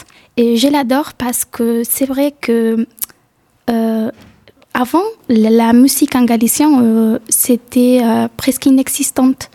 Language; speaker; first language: French; non-native, fluent; Galician